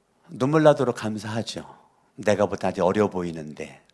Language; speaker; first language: Korean; native; Korean